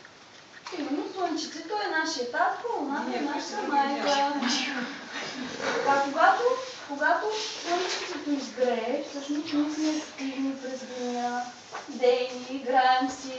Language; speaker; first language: Bulgarian; native; Bulgarian